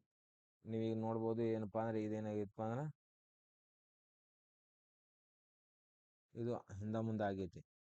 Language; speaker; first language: Kannada; native; Kannada